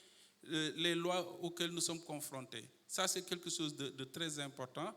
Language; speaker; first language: French; non-native, local second language; Wolof